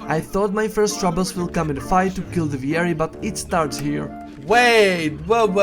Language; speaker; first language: English; non-native, fluent; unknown